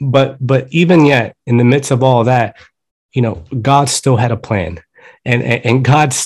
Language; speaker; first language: English; early bilingual, other home language; Spanish